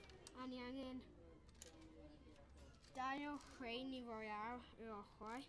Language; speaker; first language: Welsh; non-native, local second language; English